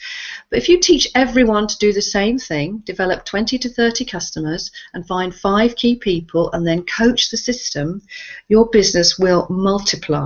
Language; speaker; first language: English; native; English